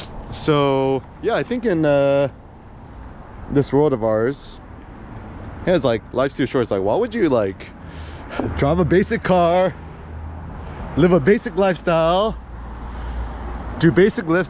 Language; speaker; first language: English; early bilingual, other home language; Korean